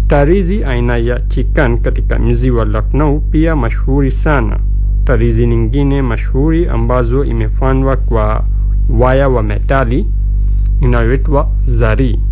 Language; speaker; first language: Swahili; non-native, fluent; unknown